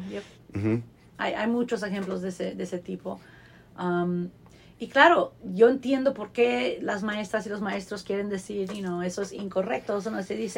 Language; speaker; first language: Spanish; non-native, fluent; English